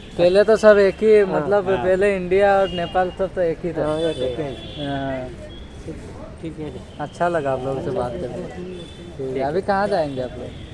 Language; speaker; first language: Hindi; non-native, local second language; Bangla